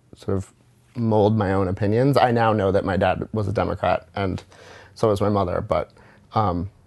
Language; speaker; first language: English; native; English